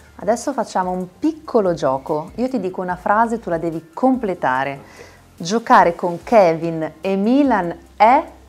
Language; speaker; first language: Italian; native; Italian